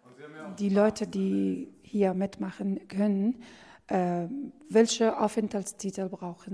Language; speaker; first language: German; non-native, fluent; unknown